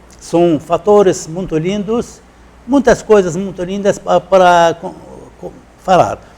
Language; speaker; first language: Portuguese; non-native, fluent; Arabic